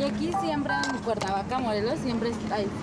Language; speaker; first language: Spanish; native; Spanish